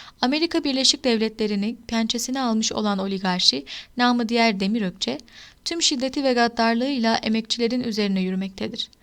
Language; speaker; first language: Turkish; native; Turkish